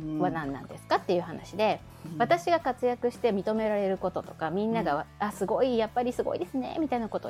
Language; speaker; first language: Japanese; native; Japanese